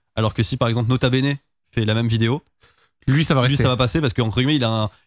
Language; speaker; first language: French; native; French